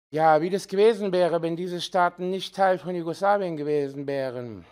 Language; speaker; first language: German; early bilingual, heritage; Serbian